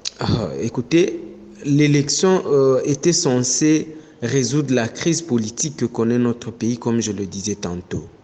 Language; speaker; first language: French; non-native, local second language; Swahili